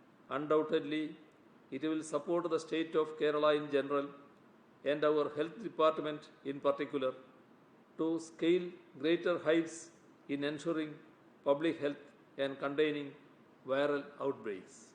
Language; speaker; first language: English; non-native, local second language; Malayalam